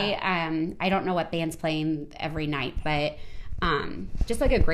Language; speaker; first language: English; native; English